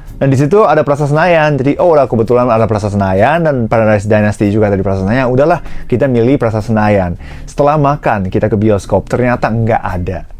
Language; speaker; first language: Indonesian; non-native, fluent; Japanese